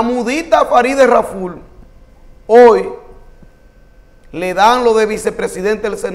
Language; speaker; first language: Spanish; native; Spanish